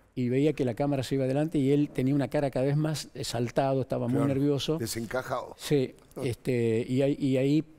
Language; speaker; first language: Spanish; native; Spanish